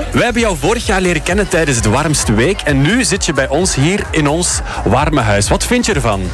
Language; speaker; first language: Dutch; native; Dutch